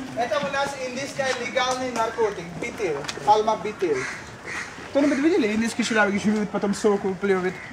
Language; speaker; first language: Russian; non-native, learner; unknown